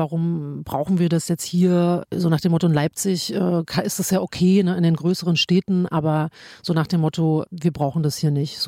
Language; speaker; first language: German; native; German